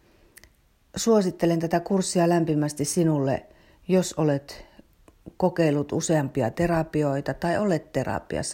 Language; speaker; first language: Finnish; native; Finnish